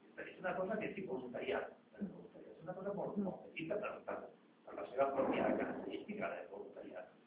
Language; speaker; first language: Catalan; non-native, local second language; Spanish